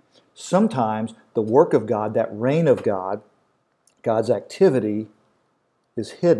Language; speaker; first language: English; native; English